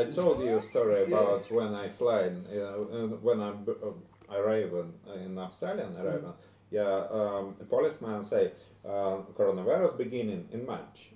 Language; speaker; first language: English; non-native, learner; Russian